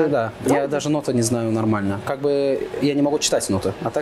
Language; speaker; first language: Russian; non-native, fluent; Azerbaijani